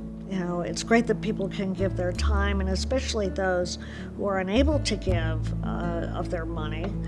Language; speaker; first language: English; native; English